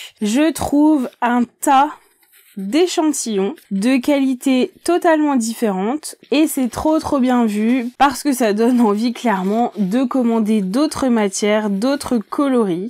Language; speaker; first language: French; native; French